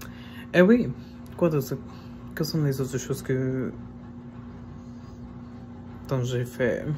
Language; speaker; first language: French; non-native, fluent; English